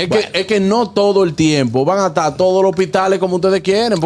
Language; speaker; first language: Spanish; native; Spanish